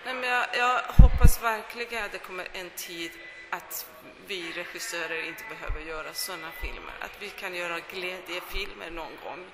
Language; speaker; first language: Swedish; non-native, fluent; Persian